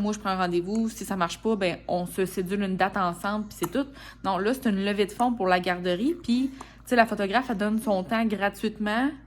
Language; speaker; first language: French; native; French